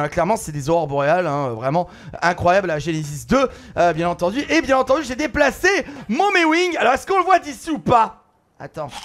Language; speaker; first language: French; native; French